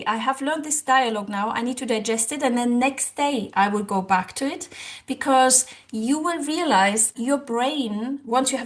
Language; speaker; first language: English; non-native, fluent; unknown